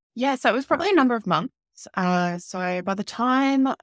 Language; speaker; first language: English; native; English